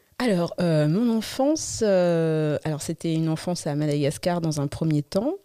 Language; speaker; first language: French; non-native, local second language; Malagasy